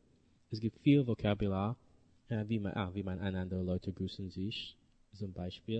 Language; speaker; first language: German; non-native, learner; English